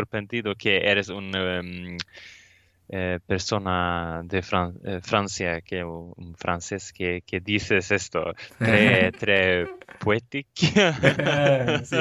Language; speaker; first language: Spanish; non-native, learner; Swedish